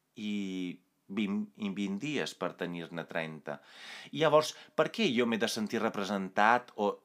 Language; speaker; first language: Catalan; non-native, fluent; Italian